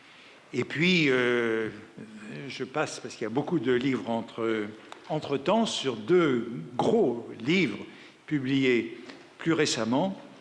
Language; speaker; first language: French; native; French